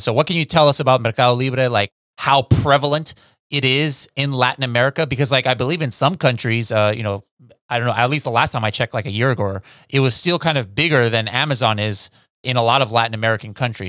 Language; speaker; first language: English; native; English